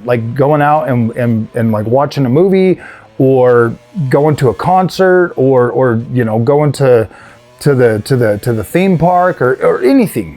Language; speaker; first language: English; native; English